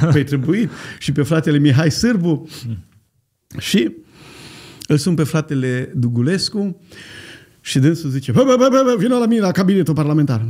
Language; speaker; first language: Romanian; native; Romanian